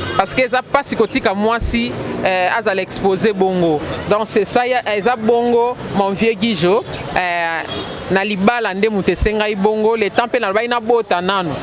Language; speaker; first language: Lingala; non-native, local second language; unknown